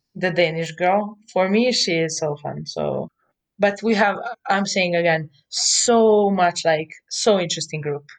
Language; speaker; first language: English; non-native, fluent; Serbian